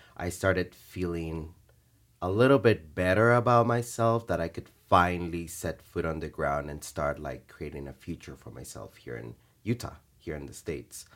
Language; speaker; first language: English; early bilingual, other home language; Spanish